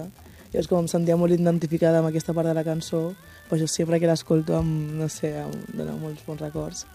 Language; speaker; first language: Catalan; early bilingual, other home language; Wolof